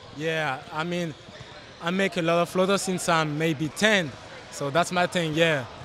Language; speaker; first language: English; non-native, fluent; French